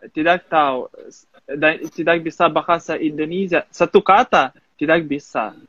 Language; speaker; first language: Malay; non-native, fluent; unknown